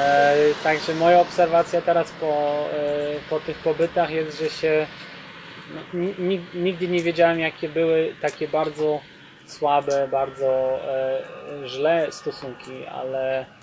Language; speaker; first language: Polish; non-native, fluent; German